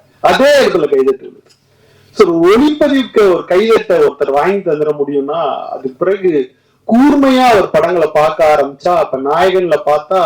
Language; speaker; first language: Tamil; native; Tamil